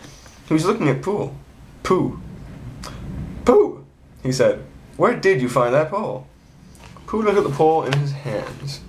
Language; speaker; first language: English; native; English